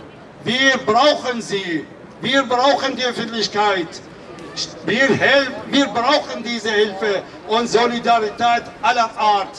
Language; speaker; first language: German; non-native, fluent; Kurdish